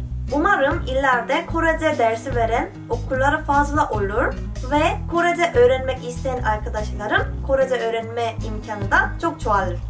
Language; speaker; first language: Turkish; non-native, fluent; Korean